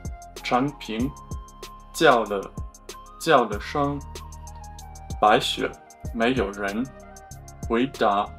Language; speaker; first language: Chinese; non-native, learner; German